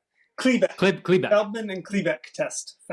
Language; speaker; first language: English; native; English